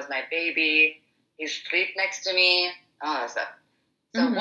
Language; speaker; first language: English; non-native, fluent; Arabic